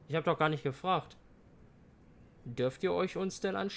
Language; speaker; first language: German; native; German